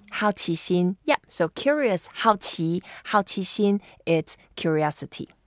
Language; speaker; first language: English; non-native, fluent; Chinese